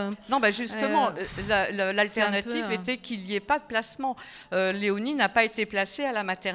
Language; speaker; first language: French; native; French